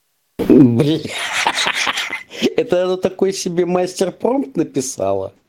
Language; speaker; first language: Russian; native; Russian